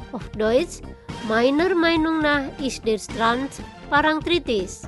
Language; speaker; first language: German; non-native, fluent; Indonesian